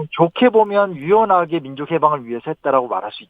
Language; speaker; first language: Korean; native; Korean